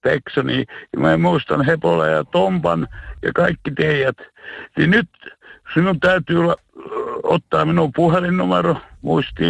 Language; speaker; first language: Finnish; native; Finnish